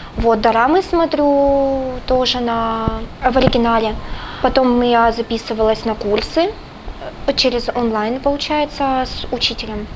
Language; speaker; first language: Russian; native; Russian